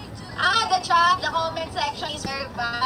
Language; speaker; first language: English; non-native, local second language; Filipino